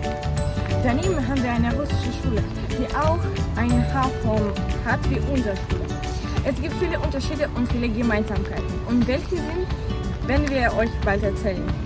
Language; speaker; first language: German; non-native, learner; Russian